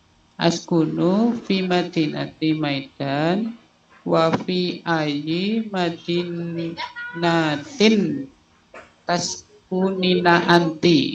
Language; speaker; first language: Arabic; non-native, learner; Indonesian